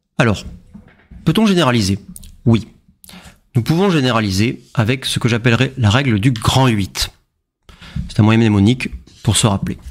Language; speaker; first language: French; native; French